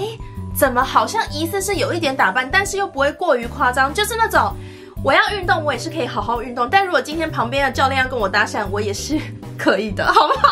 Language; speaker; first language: Chinese; native; Chinese